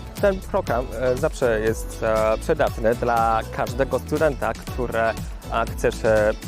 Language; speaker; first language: Polish; non-native, learner; Vietnamese